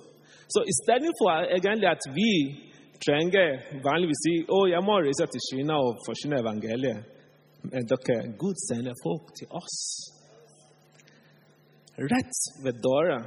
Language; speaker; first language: Norwegian; non-native, fluent; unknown